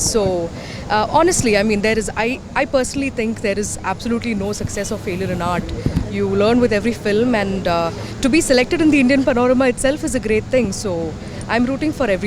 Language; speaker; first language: English; non-native, local second language; Telugu